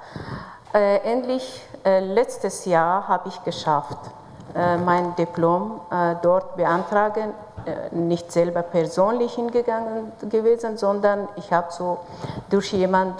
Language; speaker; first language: German; non-native, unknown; Persian